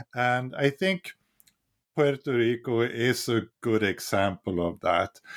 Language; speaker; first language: English; non-native, fluent; Swedish